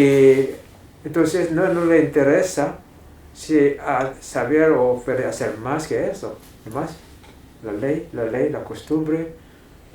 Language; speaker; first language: Spanish; non-native, fluent; English